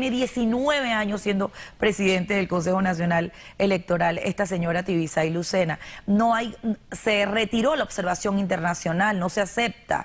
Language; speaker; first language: Spanish; native; Spanish